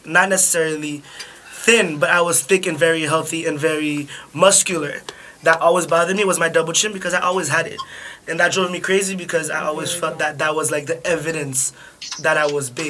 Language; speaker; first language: English; early bilingual, other home language; French